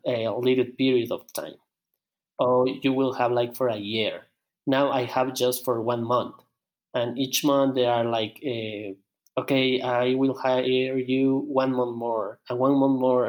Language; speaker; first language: English; non-native, learner; Spanish